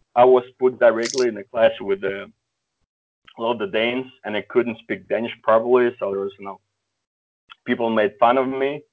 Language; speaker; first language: English; early bilingual, other home language; Russian